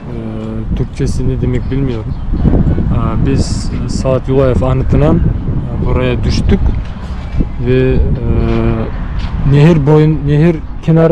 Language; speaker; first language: Turkish; non-native, learner; Bashkir